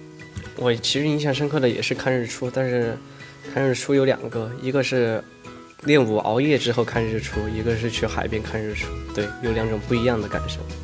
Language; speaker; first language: Chinese; native; Chinese